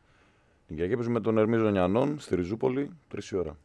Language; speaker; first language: Greek; native; Greek